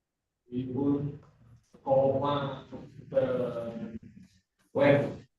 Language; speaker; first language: English; non-native, learner; Indonesian